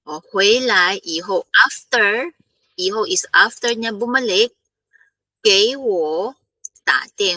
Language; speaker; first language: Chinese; non-native, fluent; Filipino